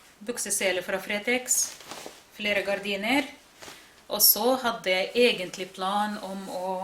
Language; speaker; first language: Norwegian; non-native, fluent; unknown